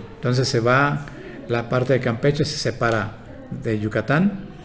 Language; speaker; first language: Spanish; non-native, local second language; Yucateco